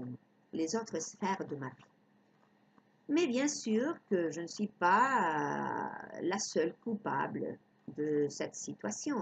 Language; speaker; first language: French; non-native, fluent; Spanish